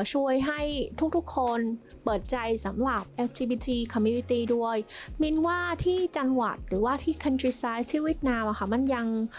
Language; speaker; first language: Thai; non-native, fluent; Vietnamese